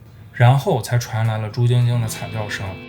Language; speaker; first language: Chinese; native; Chinese